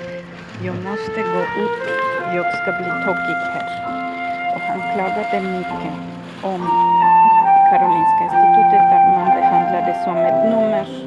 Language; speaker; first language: Swedish; non-native, fluent; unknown